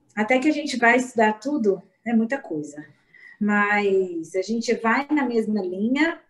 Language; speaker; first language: Portuguese; native; Portuguese